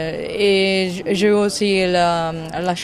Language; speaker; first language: French; non-native, fluent; Italian